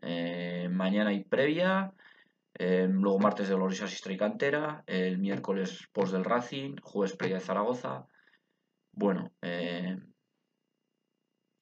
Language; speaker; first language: Spanish; native; Spanish